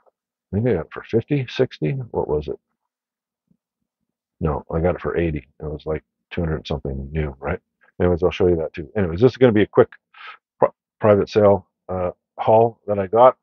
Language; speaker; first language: English; native; English